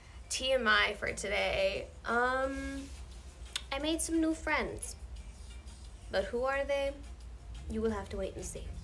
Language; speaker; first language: English; native; English